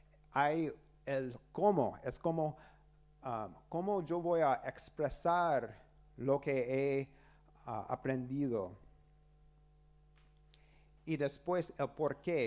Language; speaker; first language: Spanish; non-native, learner; English